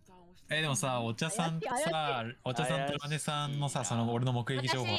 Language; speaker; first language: Japanese; native; Japanese